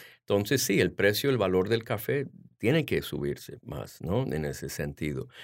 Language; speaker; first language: Spanish; early bilingual, heritage; Spanish